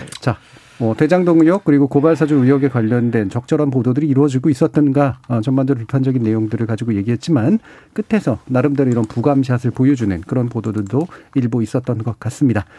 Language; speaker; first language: Korean; native; Korean